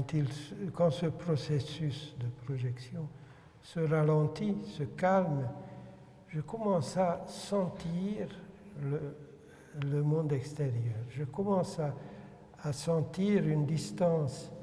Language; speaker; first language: French; non-native, fluent; Hungarian